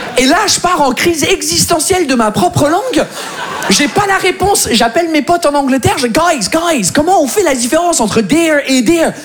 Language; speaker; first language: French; non-native, fluent; English